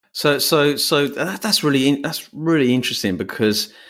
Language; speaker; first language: English; native; English